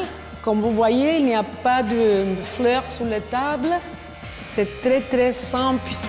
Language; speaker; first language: French; non-native, fluent; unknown